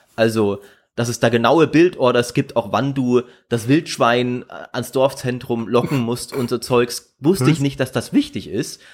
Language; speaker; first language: German; native; German